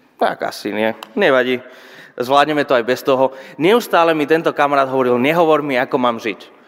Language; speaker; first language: Slovak; non-native, fluent; Spanish